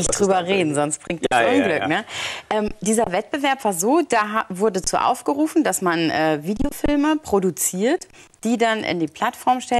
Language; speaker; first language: German; native; German